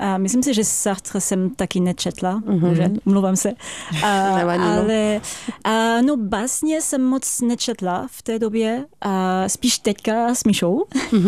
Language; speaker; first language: Czech; non-native, fluent; French